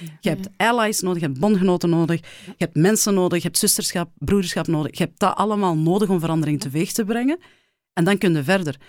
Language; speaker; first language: Dutch; early bilingual, other home language; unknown